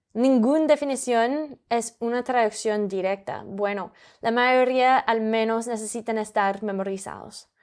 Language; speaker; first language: Spanish; non-native, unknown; English